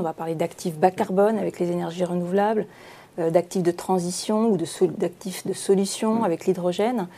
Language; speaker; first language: French; native; French